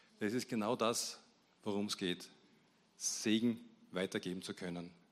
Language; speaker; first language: German; native; German